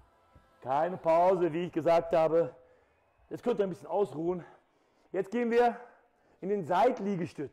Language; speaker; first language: German; native; German